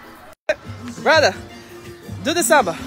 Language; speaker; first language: English; non-native, learner; Portuguese